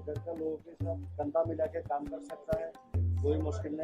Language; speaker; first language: Hindi; non-native, local second language; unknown